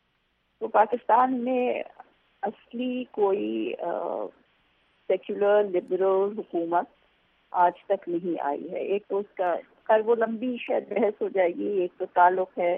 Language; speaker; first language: Urdu; native; Urdu